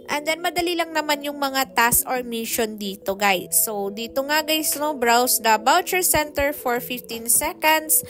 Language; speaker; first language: Filipino; non-native, local second language; Cebuano